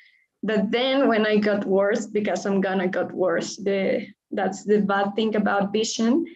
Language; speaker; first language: English; non-native, fluent; Spanish